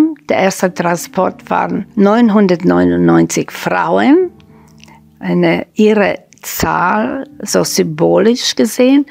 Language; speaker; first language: German; non-native, fluent; Slovak